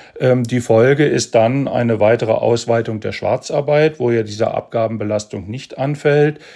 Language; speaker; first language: German; native; German